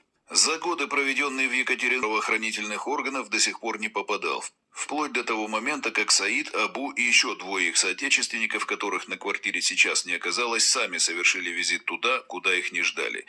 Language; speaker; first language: Russian; native; Russian